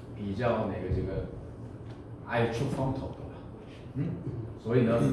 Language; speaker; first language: Chinese; non-native, fluent; Korean